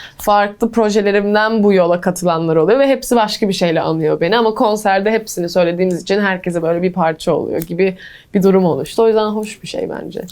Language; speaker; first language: Turkish; early bilingual, heritage; English